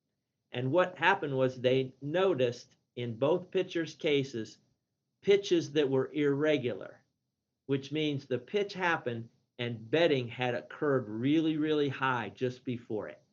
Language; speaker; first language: English; native; English